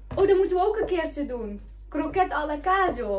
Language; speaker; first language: Dutch; native; Dutch